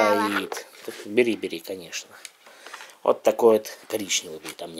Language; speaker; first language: Russian; native; Russian